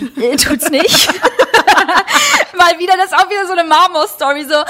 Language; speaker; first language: German; early bilingual, other home language; Albanian